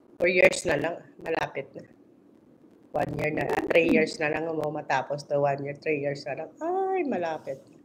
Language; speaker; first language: Filipino; non-native, local second language; Hiligaynon